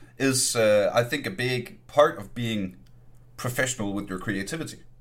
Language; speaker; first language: English; non-native, fluent; Danish